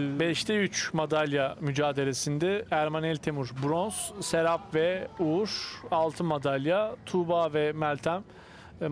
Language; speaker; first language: Turkish; native; Turkish